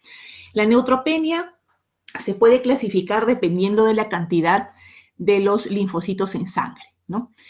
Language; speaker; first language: Spanish; native; Spanish